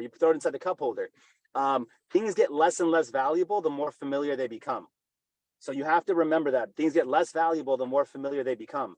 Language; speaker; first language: English; native; English